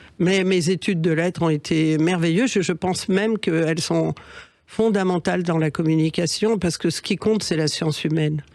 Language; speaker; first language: French; early bilingual, other home language; Catalan